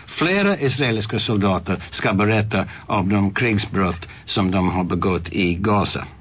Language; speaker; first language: Swedish; non-native, fluent; English